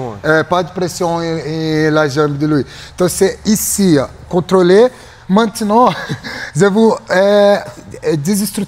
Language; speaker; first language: French; non-native, learner; Portuguese